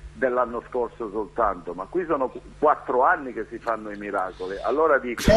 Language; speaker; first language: Italian; native; Italian